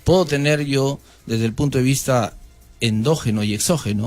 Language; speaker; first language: Spanish; native; Spanish